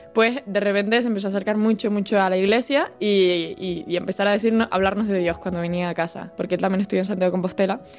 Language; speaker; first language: Spanish; native; Spanish